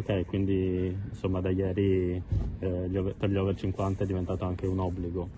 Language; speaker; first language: Italian; native; Italian